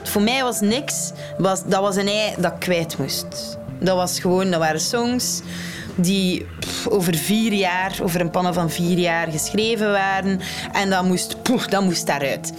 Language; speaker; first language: Dutch; native; Dutch